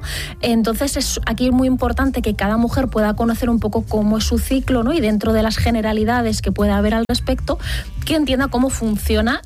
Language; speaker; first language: Spanish; native; Spanish